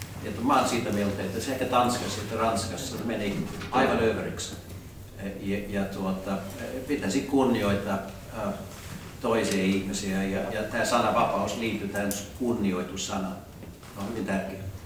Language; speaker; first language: Finnish; non-native, fluent; English